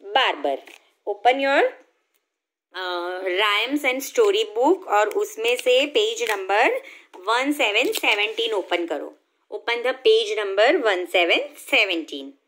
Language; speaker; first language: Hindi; non-native, local second language; Gujarati